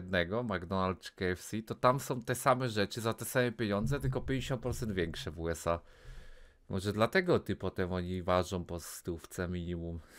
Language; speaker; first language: Polish; native; Polish